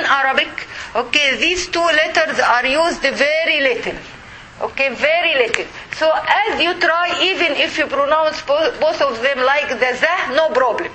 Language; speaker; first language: English; non-native, fluent; Arabic